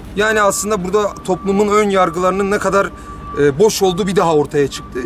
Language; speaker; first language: Turkish; native; Turkish